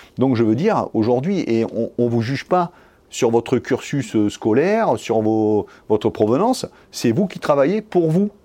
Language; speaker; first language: French; native; French